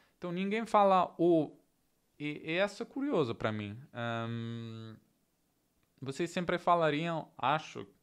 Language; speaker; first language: Portuguese; non-native, learner; Italian